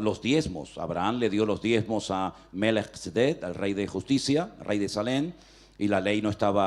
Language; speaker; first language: Spanish; native; Spanish